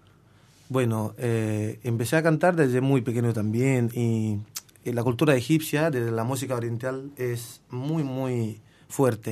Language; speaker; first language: Spanish; non-native, fluent; Arabic